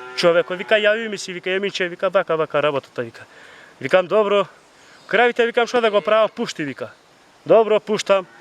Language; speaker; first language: Macedonian; non-native, local second language; Turkish